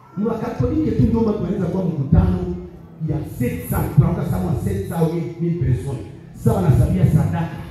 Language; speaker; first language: Swahili; native; Swahili